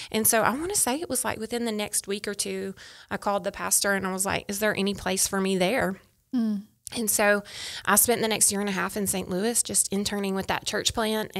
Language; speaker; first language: English; native; English